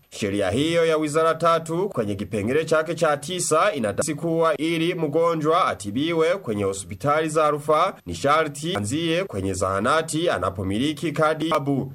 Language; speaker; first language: Swahili; non-native, local second language; Rundi